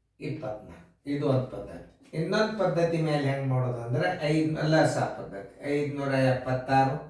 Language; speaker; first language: Kannada; native; Kannada